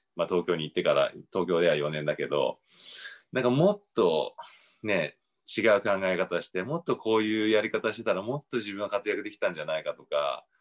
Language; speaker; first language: Japanese; native; Japanese